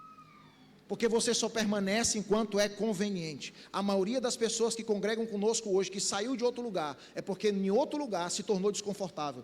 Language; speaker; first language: Portuguese; native; Portuguese